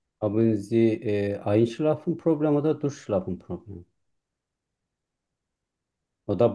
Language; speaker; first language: German; non-native, learner; Turkish